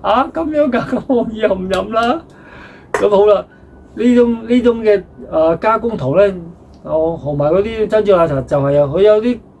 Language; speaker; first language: Cantonese; native; Cantonese